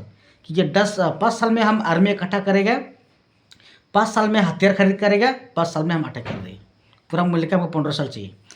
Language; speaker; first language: Hindi; non-native, local second language; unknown